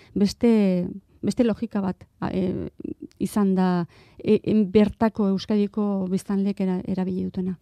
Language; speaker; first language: Basque; non-native, local second language; Spanish